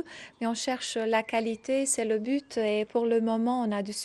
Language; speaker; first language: French; non-native, fluent; Croatian